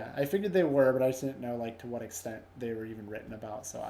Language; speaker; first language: English; native; English